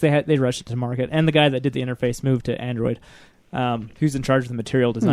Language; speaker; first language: English; native; English